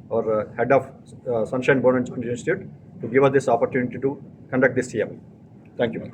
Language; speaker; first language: English; non-native, local second language; Telugu